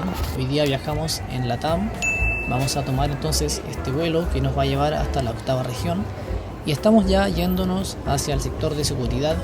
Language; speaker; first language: Spanish; native; Spanish